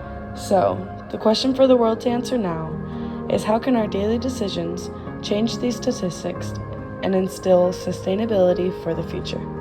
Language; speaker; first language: English; native; English